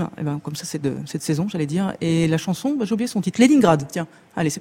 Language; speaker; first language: French; native; French